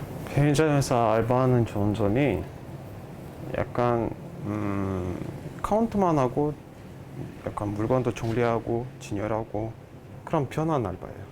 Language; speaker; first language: Korean; non-native, fluent; Uzbek